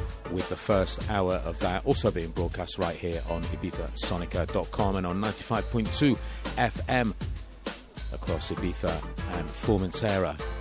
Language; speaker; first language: English; native; English